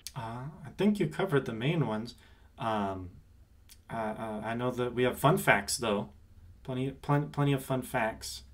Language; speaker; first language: English; native; English